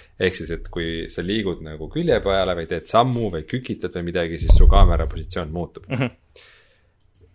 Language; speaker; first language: Estonian; native; Estonian